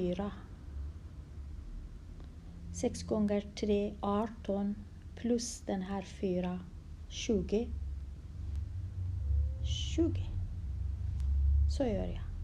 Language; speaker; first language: Swedish; non-native, fluent; Kurdish